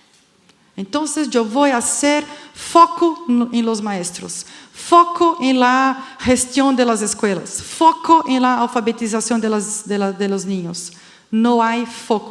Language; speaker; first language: Spanish; non-native, fluent; Portuguese